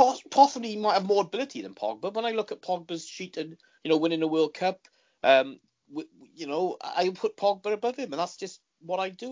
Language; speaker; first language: English; native; English